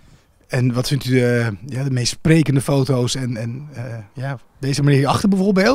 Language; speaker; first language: Dutch; native; Dutch